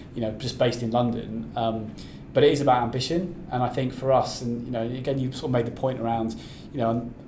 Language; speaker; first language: English; native; English